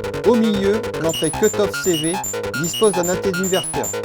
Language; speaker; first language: French; native; French